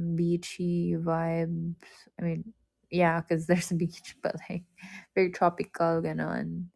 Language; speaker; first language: English; non-native, local second language; Filipino